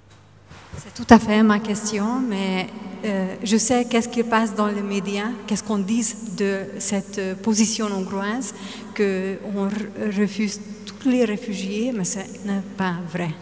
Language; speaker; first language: French; non-native, fluent; Hungarian